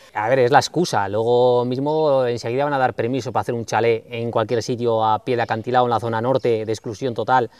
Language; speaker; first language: Spanish; native; Spanish